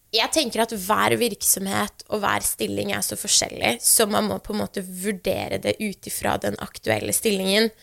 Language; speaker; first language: Norwegian; early bilingual, other home language; Persian